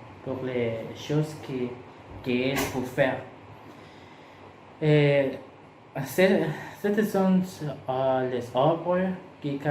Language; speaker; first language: French; non-native, learner; Spanish